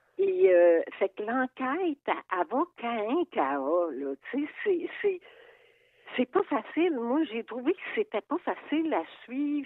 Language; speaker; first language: French; native; French